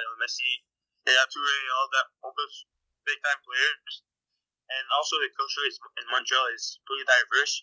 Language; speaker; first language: English; native; English